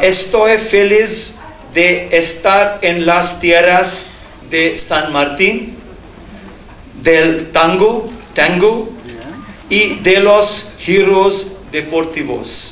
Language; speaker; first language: Spanish; non-native, learner; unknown